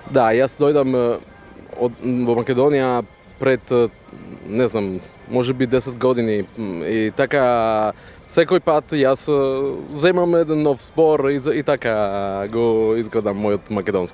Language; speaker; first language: Macedonian; non-native, fluent; Italian